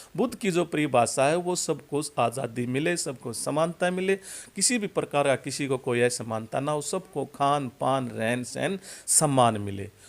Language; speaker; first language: Hindi; native; Hindi